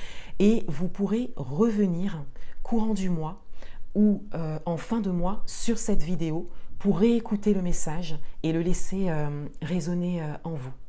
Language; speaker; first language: French; native; French